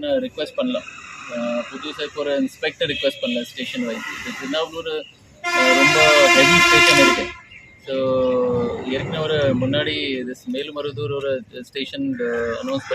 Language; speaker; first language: Tamil; non-native, fluent; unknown